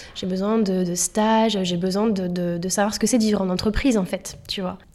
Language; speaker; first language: French; native; French